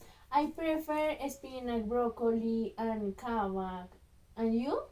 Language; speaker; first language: English; non-native, learner; Spanish